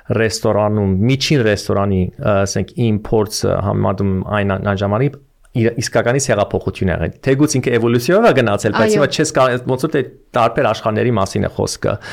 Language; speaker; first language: Armenian; early bilingual, heritage; Armenian